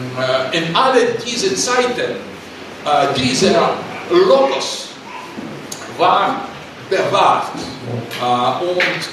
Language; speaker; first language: German; non-native, learner; Russian